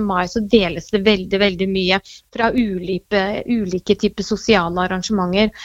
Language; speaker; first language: Norwegian; native; Norwegian